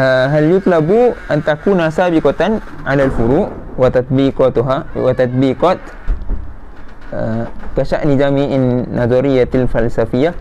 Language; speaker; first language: Arabic; non-native, fluent; Malay